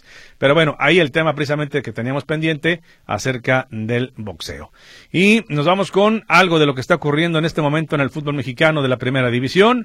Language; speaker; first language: Spanish; native; Spanish